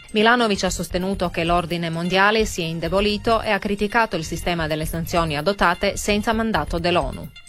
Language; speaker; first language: Italian; native; Italian